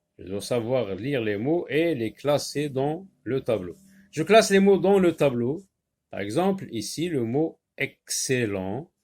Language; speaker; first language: French; non-native, local second language; Arabic